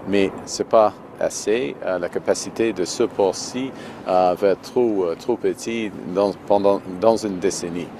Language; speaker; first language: French; non-native, fluent; English